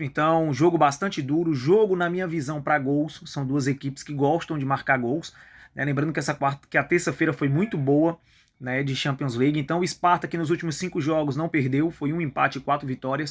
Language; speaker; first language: Portuguese; native; Portuguese